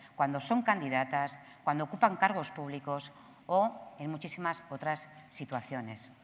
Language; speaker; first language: Spanish; native; Spanish